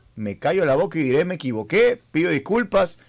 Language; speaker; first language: Spanish; native; Spanish